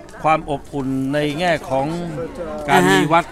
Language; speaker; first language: Thai; native; Thai